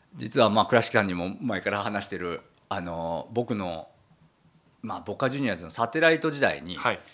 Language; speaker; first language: Japanese; native; Japanese